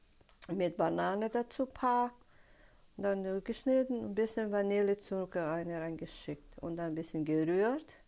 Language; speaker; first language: German; non-native, learner; Russian